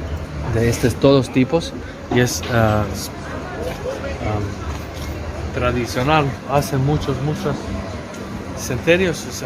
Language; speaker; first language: Spanish; non-native, learner; Macedonian